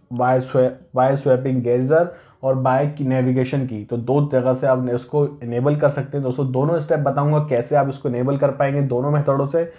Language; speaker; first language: Hindi; native; Hindi